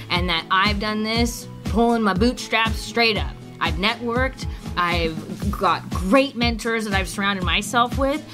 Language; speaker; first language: English; native; English